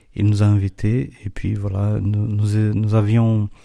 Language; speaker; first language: French; non-native, fluent; Portuguese